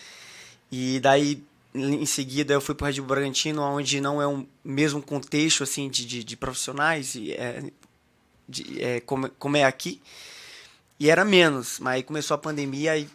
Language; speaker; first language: Portuguese; native; Portuguese